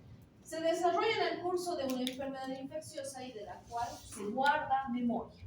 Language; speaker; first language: Spanish; native; Spanish